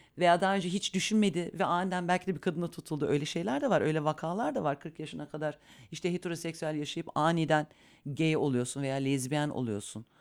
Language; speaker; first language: Turkish; early bilingual, heritage; Turkish